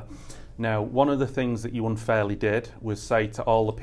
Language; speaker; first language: English; native; English